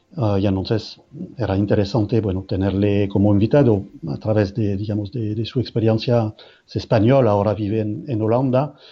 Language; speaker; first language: Spanish; non-native, fluent; French